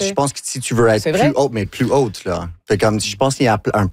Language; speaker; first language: French; non-native, local second language; English